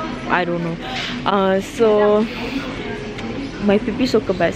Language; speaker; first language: English; non-native, local second language; Malay